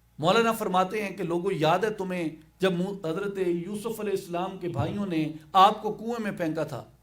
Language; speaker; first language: Urdu; non-native, local second language; Saraiki